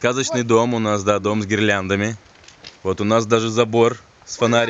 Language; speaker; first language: Russian; native; Russian